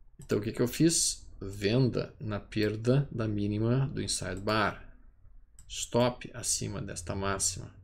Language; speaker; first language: Portuguese; native; Portuguese